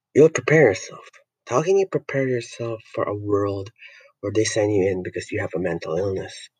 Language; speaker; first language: English; non-native, local second language; Filipino